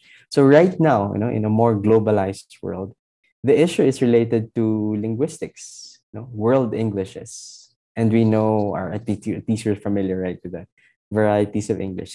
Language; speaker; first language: English; non-native, local second language; Filipino